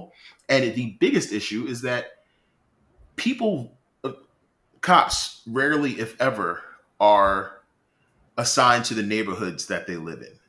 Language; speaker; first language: English; native; English